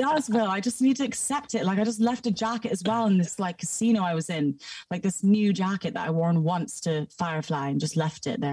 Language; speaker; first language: English; native; English